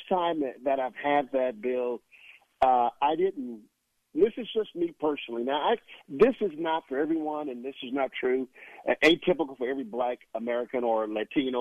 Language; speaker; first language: English; native; English